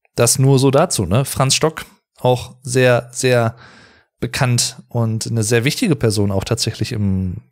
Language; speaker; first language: German; native; German